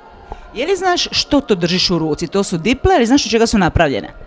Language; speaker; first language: Croatian; native; Croatian